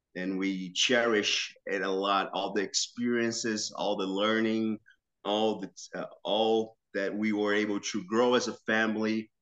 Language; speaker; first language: English; non-native, fluent; Portuguese